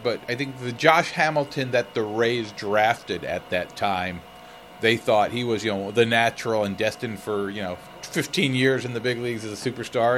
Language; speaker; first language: English; native; English